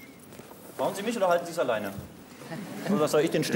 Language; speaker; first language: German; native; German